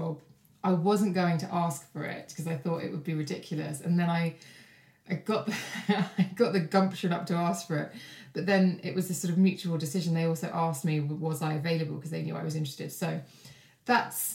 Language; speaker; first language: English; native; English